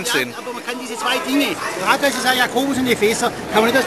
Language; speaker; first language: German; native; German